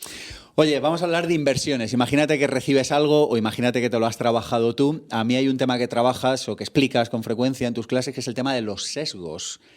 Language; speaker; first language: Spanish; native; Spanish